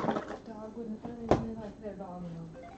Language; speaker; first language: English; native; English